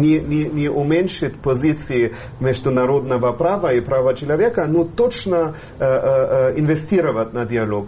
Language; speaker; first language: Russian; non-native, fluent; German